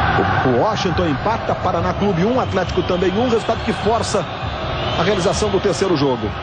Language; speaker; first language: Portuguese; native; Portuguese